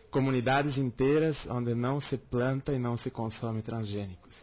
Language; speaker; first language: Portuguese; native; Portuguese